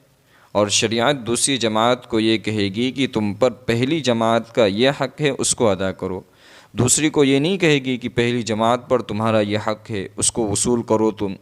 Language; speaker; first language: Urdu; non-native, local second language; Gujarati